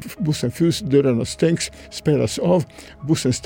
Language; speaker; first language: Swedish; non-native, fluent; Serbian